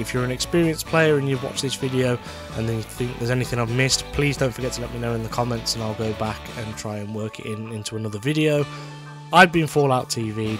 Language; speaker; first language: English; native; English